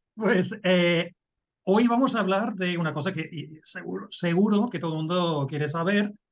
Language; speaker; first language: Spanish; non-native, fluent; English